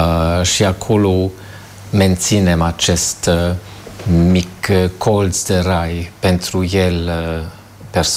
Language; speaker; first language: Romanian; non-native, fluent; German